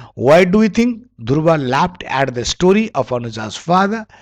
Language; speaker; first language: English; non-native, local second language; Nepali